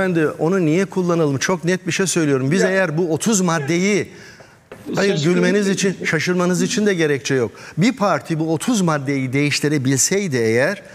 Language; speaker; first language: Turkish; native; Turkish